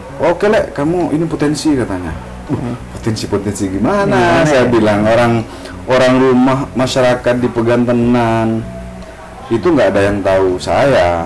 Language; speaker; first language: Indonesian; non-native, local second language; Madurese